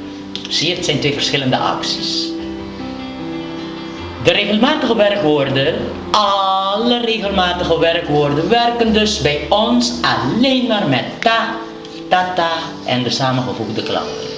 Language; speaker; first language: Dutch; non-native, local second language; Papiamento